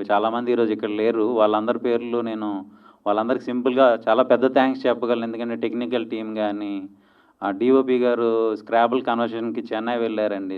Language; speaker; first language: Telugu; native; Telugu